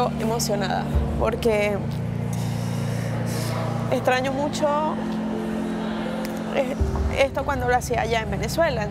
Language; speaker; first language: Spanish; native; Spanish